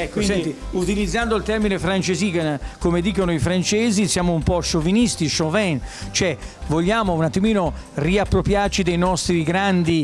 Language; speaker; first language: Italian; native; Italian